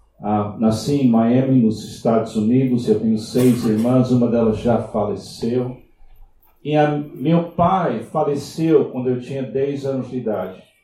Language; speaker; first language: Portuguese; non-native, fluent; English